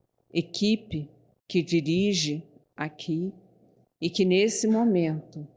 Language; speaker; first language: Portuguese; native; Portuguese